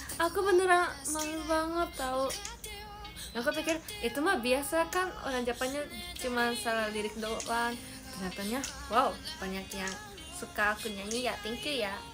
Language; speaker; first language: Indonesian; non-native, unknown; Japanese